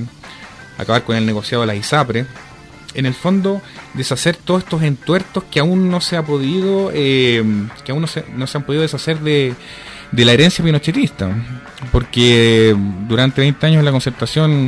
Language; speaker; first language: Spanish; native; Spanish